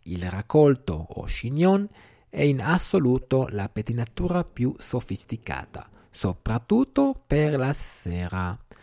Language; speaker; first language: Italian; non-native, fluent; Hebrew